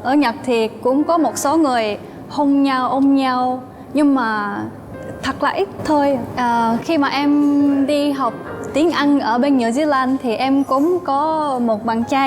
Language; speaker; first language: Vietnamese; non-native, fluent; Japanese